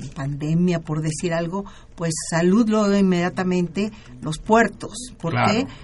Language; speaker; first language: Spanish; native; Spanish